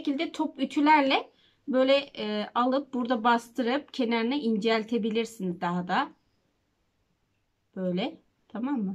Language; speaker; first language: Turkish; native; Turkish